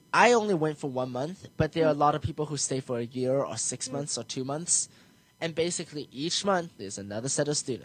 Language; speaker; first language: English; native; English